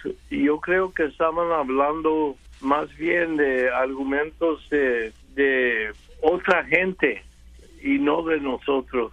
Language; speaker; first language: Spanish; early bilingual, other home language; English